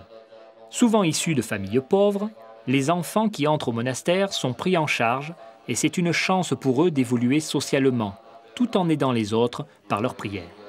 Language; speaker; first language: French; native; French